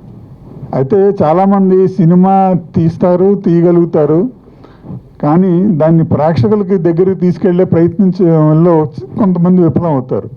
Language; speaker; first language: Telugu; native; Telugu